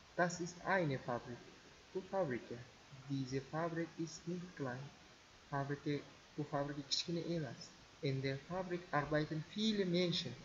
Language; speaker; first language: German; non-native, fluent; Uzbek